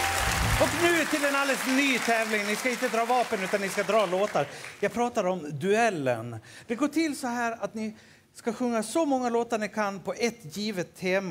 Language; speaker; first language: Swedish; native; Swedish